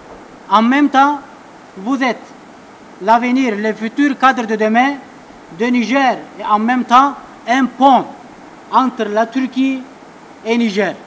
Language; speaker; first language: French; non-native, fluent; Turkish